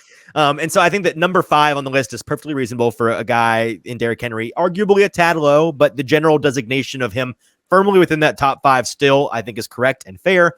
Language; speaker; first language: English; native; English